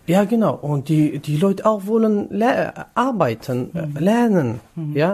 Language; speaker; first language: German; non-native, learner; Kurdish